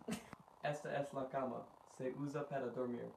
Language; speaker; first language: Spanish; non-native, learner; English